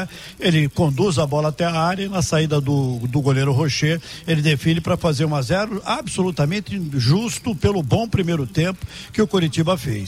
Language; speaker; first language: Portuguese; native; Portuguese